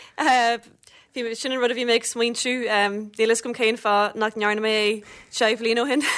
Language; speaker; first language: Irish; non-native, local second language; English